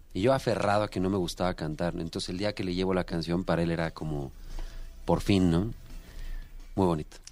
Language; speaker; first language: Spanish; native; Spanish